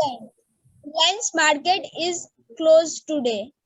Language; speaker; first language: English; non-native, learner; Hindi